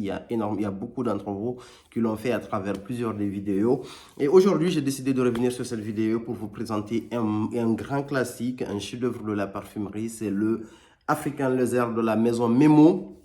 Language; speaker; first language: French; native; French